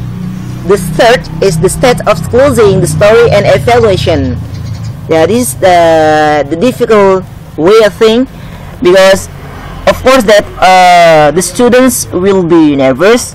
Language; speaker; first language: English; non-native, learner; Indonesian